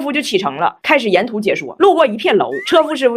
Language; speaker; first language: Chinese; native; Chinese